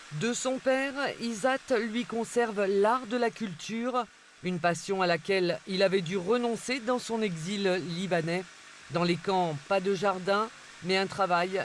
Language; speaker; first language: French; native; French